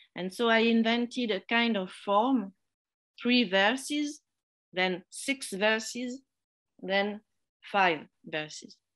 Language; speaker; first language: English; non-native, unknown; French